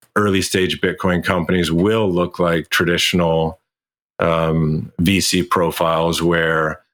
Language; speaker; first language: English; native; English